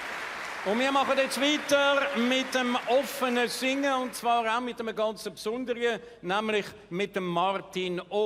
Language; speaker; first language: German; native; German